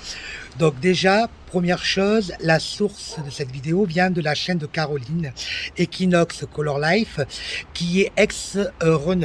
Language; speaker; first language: French; native; French